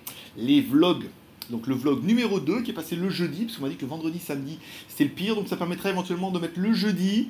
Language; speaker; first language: French; native; French